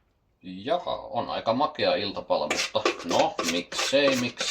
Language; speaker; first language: Finnish; non-native, fluent; Filipino